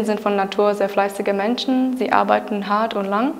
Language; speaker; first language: German; non-native, fluent; Czech